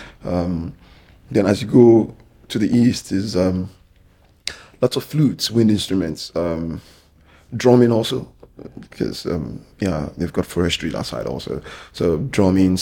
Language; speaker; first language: English; non-native, local second language; Yoruba